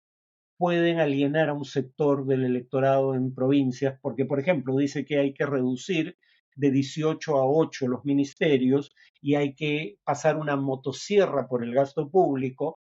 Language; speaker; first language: Spanish; native; Spanish